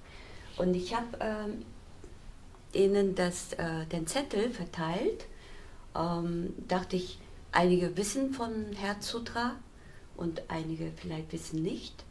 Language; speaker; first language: German; non-native, fluent; Korean